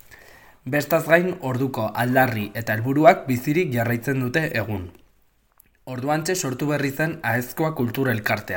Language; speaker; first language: Basque; native; Basque